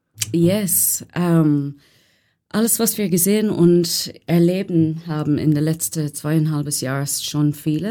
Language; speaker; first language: German; non-native, learner; English